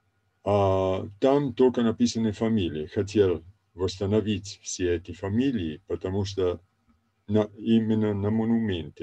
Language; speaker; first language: Russian; non-native, fluent; Italian